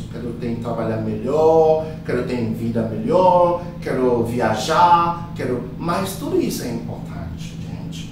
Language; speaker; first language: Portuguese; non-native, fluent; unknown